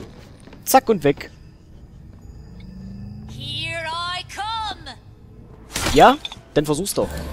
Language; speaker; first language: German; native; German